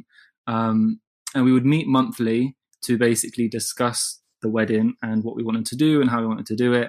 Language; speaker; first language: English; native; English